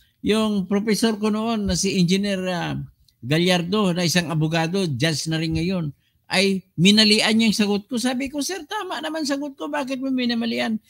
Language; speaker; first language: Filipino; non-native, local second language; Cebuano